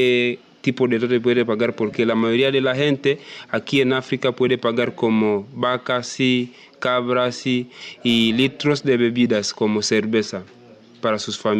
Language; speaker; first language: Spanish; non-native, learner; Masai